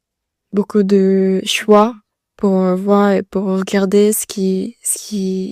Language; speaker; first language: French; non-native, learner; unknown